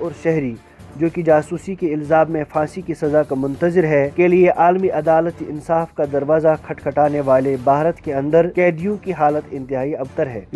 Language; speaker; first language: Urdu; non-native, local second language; Kashmiri